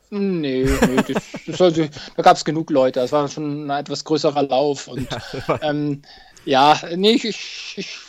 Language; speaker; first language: German; native; German